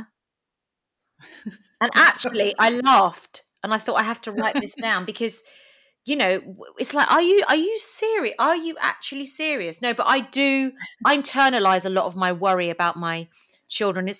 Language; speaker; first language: English; early bilingual, other home language; Greek